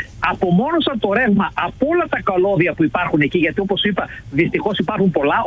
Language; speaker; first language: Greek; native; Greek